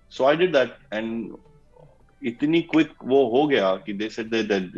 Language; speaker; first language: Hindi; native; Hindi